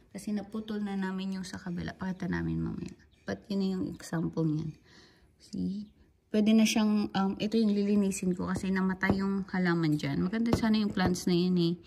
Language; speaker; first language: Filipino; non-native, local second language; Hiligaynon